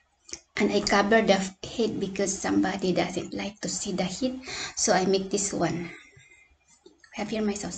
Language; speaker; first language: English; non-native, local second language; Cebuano